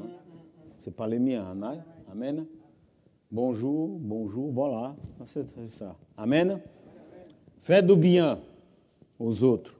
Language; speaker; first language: French; non-native, fluent; Portuguese